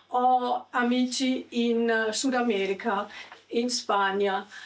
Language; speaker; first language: Italian; non-native, learner; German